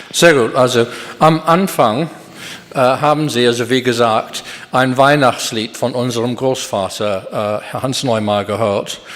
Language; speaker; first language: German; non-native, fluent; English